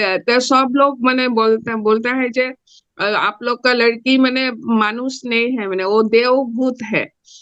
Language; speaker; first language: Hindi; non-native, local second language; Assamese